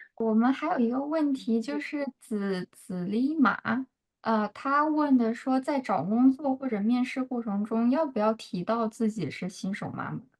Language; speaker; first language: Chinese; native; Chinese